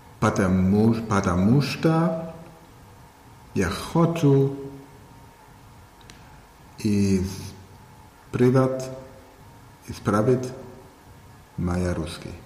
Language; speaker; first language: Russian; non-native, learner; German